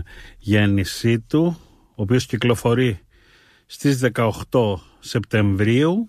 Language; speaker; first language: Greek; native; Greek